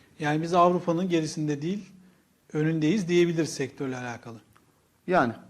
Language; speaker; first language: Turkish; native; Turkish